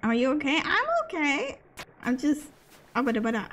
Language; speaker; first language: English; native; English